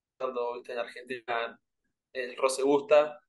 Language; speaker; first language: Spanish; native; Spanish